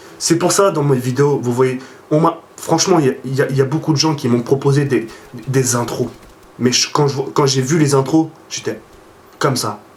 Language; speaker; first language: French; early bilingual, other home language; Arabic